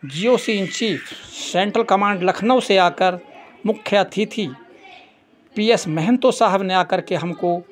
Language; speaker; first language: Hindi; native; Hindi